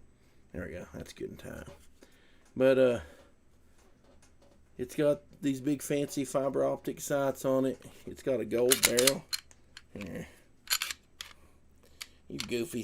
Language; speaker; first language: English; native; English